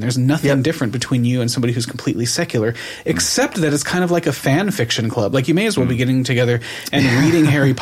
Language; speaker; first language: English; native; English